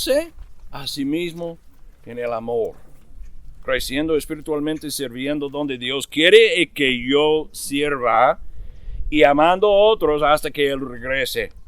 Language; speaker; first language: Spanish; non-native, fluent; English